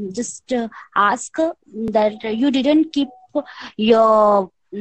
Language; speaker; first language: English; non-native, local second language; Hindi